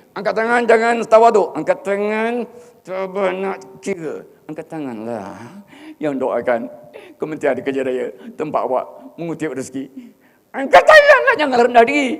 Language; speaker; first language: Malay; native; Malay